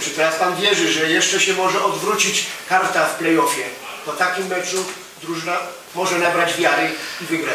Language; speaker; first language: Polish; native; Polish